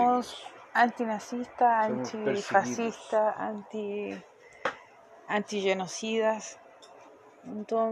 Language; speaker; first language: Portuguese; non-native, learner; Spanish